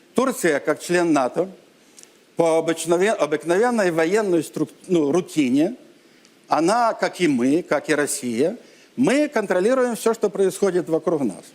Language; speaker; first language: Russian; non-native, local second language; Ukrainian